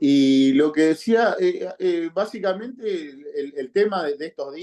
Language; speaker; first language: Spanish; native; Spanish